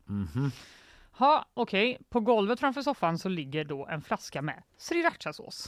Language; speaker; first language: Swedish; native; Swedish